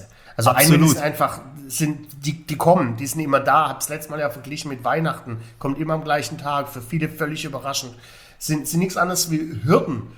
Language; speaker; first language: German; native; German